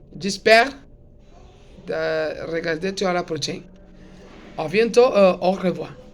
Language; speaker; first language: French; non-native, learner; Spanish